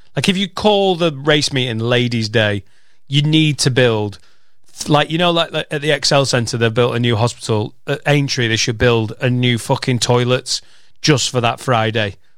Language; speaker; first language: English; native; English